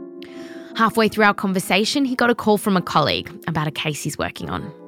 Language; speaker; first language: English; native; English